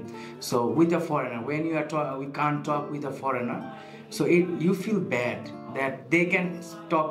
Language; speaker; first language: English; non-native, learner; Bangla